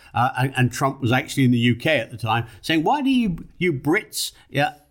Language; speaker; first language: English; native; English